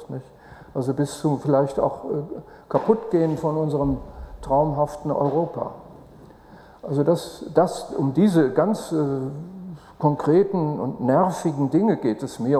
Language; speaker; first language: German; native; German